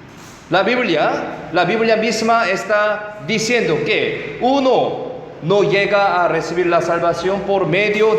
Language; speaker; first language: Spanish; non-native, fluent; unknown